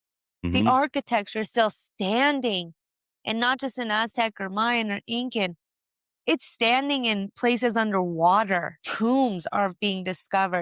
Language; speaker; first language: English; native; English